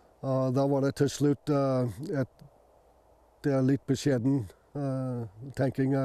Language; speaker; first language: Norwegian; non-native, fluent; English